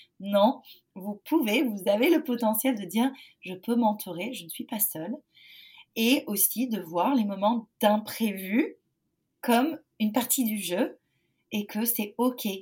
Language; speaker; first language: French; non-native, fluent; English